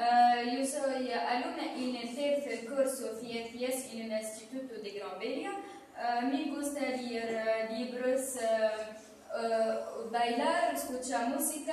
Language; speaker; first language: Spanish; non-native, learner; Arabic